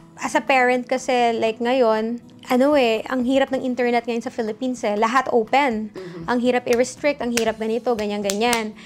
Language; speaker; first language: Filipino; early bilingual, heritage; Filipino